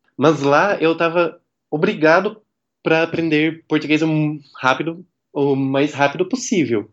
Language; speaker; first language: Portuguese; non-native, fluent; Dutch